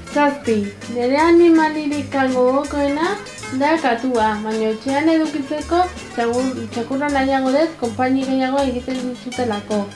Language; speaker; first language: Basque; non-native, local second language; Spanish